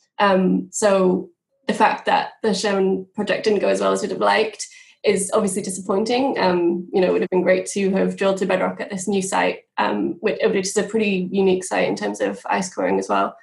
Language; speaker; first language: English; native; English